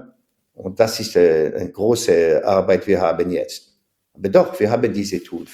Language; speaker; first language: German; non-native, fluent; French